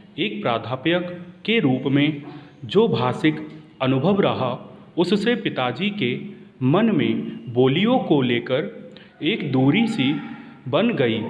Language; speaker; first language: Hindi; native; Hindi